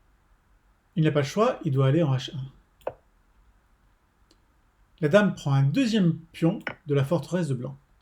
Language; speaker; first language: French; native; French